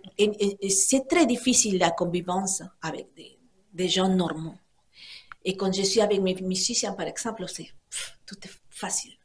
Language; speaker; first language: French; non-native, fluent; Spanish